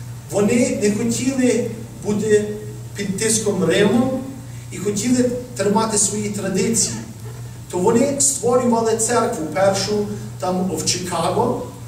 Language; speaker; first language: Ukrainian; early bilingual, heritage; Ukrainian